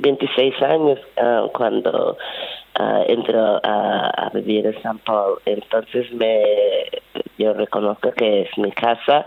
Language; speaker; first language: Spanish; non-native, fluent; English